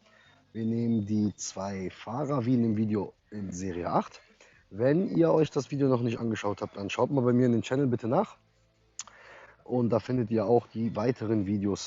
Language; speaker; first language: German; native; German